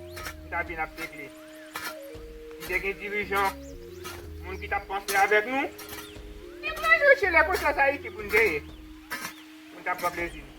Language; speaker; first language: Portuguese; non-native, learner; Haitian Creole